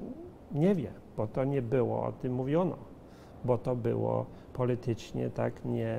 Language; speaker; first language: Polish; early bilingual, heritage; Polish